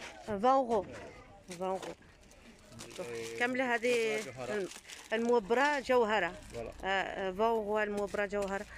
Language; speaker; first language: French; non-native, learner; Arabic